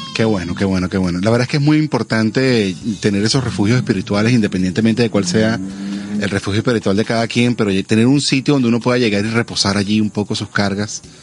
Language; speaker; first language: Spanish; native; Spanish